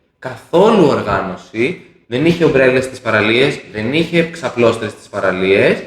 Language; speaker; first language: Greek; native; Greek